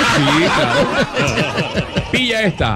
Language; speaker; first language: Spanish; native; Spanish